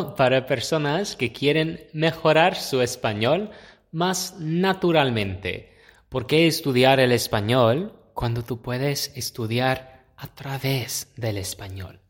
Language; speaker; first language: Spanish; non-native, fluent; English